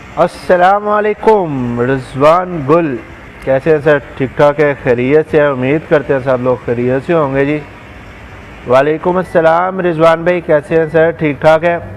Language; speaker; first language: Urdu; non-native, local second language; Punjabi